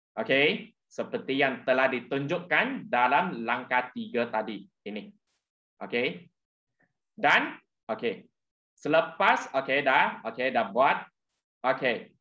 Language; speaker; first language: Malay; non-native, local second language; Chinese